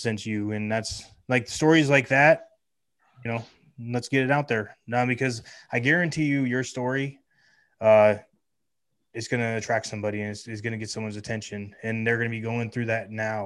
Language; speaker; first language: English; native; English